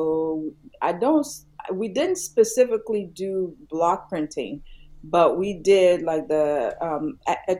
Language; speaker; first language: English; non-native, local second language; Yoruba